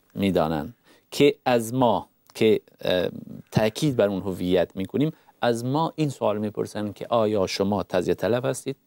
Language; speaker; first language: Persian; non-native, local second language; Kurdish